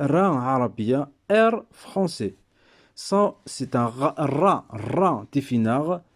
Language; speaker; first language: French; non-native, local second language; Berber languages